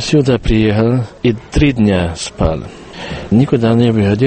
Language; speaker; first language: Russian; non-native, learner; Hungarian